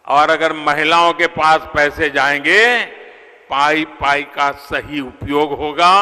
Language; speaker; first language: Hindi; non-native, local second language; Gujarati